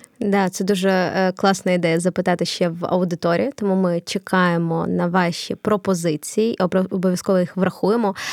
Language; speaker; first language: Ukrainian; non-native, local second language; Russian